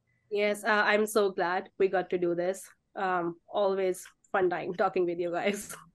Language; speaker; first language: English; non-native, local second language; Hindi